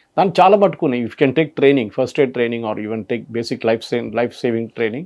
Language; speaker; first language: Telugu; non-native, fluent; Malayalam